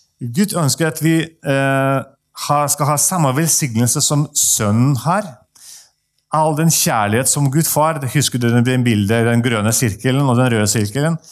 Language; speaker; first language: Norwegian; non-native, fluent; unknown